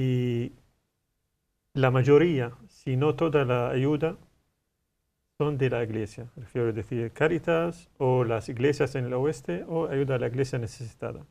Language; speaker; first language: Spanish; non-native, learner; Arabic